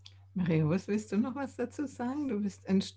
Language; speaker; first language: German; native; German